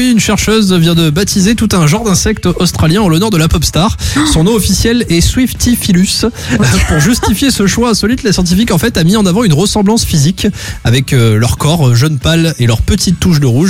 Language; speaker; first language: French; native; French